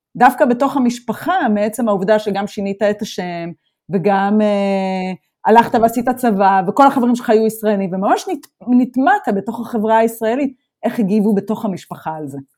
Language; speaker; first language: Hebrew; native; Hebrew